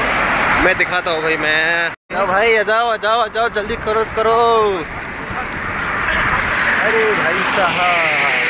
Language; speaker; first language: Hindi; non-native, local second language; Bangla